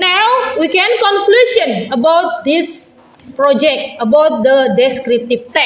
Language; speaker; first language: English; non-native, learner; Indonesian